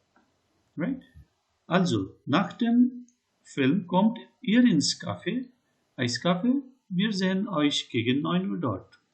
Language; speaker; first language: German; non-native, learner; Hindi